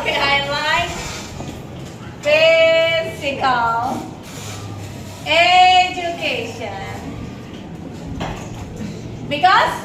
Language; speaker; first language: English; non-native, learner; Indonesian